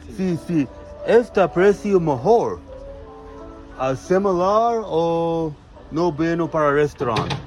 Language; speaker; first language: Spanish; non-native, learner; English